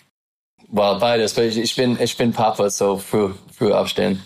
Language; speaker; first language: German; non-native, learner; English